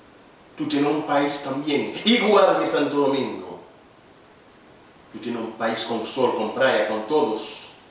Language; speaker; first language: Spanish; non-native, learner; Haitian Creole